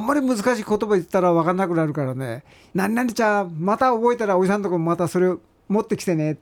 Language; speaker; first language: Japanese; native; Japanese